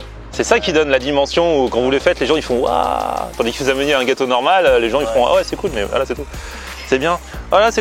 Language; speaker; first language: French; native; French